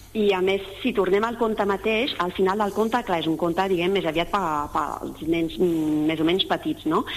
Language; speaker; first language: Catalan; non-native, fluent; French